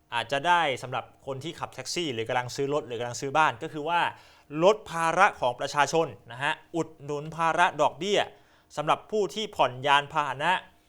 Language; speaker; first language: Thai; native; Thai